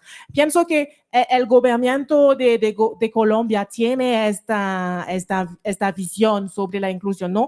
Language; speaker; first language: Spanish; non-native, fluent; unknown